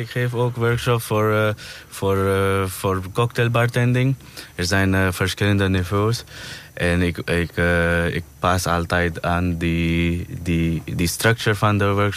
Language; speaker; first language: Dutch; non-native, fluent; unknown